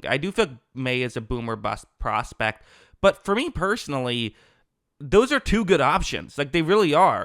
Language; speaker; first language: English; native; English